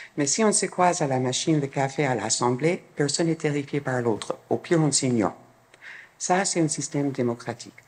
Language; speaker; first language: French; non-native, fluent; English